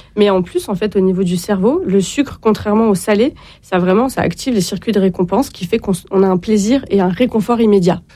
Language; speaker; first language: French; native; French